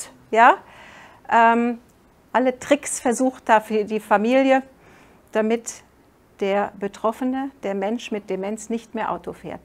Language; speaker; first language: German; non-native, fluent; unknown